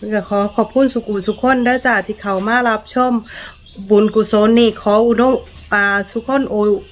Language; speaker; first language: Thai; native; Thai